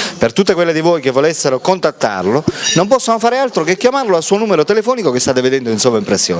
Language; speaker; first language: Italian; native; Italian